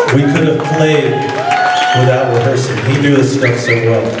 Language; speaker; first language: English; native; English